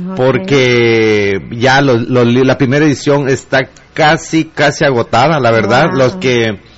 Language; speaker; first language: Spanish; native; Spanish